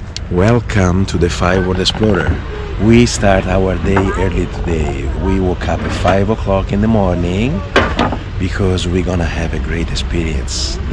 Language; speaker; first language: English; non-native, fluent; Italian